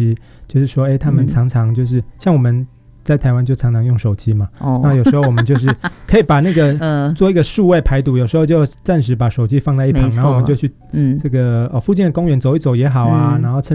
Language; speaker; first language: Chinese; native; Chinese